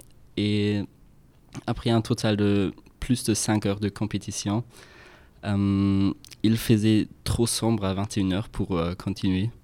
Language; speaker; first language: French; non-native, fluent; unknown